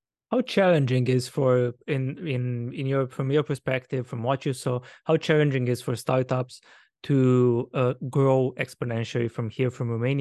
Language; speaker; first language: English; non-native, fluent; Romanian